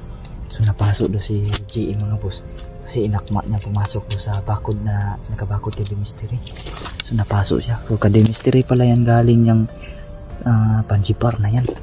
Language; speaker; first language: Filipino; non-native, local second language; Cebuano